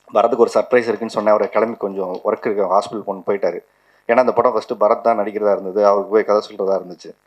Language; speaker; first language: Tamil; native; Tamil